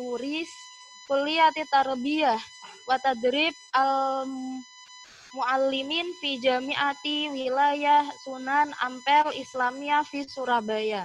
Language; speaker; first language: Arabic; non-native, learner; Indonesian